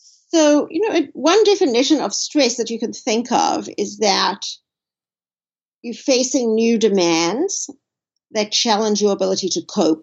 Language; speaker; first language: English; native; English